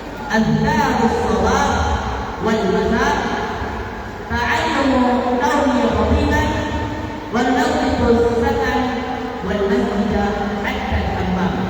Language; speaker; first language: Arabic; non-native, learner; Indonesian